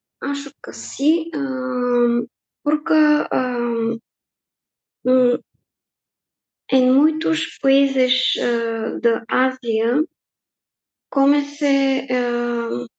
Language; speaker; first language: Portuguese; non-native, fluent; Bulgarian